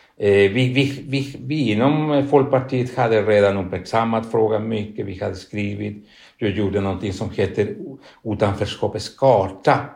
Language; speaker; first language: Swedish; non-native, fluent; Spanish